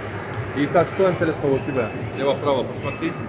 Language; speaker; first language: Russian; non-native, learner; Turkish